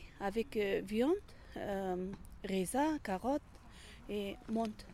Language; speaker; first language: French; non-native, learner; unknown